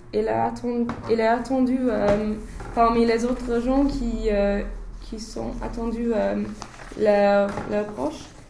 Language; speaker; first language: French; non-native, learner; English